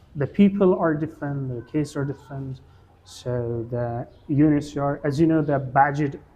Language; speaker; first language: English; non-native, fluent; Persian